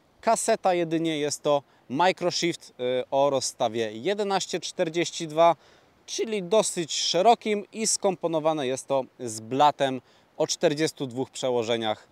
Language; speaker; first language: Polish; native; Polish